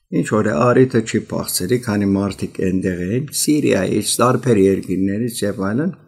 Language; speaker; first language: Armenian; early bilingual, heritage; Armenian